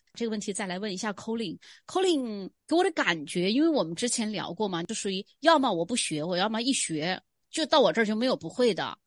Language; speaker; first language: Chinese; native; Chinese